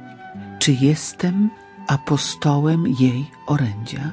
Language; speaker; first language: Polish; native; Polish